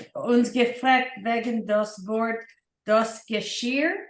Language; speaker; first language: German; non-native, learner; English